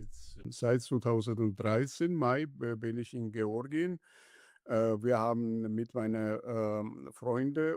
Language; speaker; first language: German; non-native, learner; Georgian